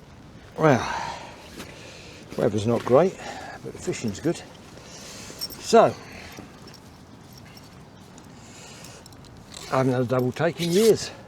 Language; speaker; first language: English; native; English